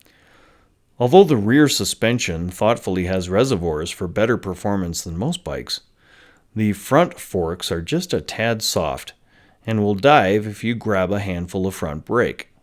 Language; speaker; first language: English; native; English